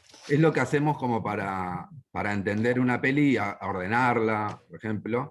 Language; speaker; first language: Spanish; native; Spanish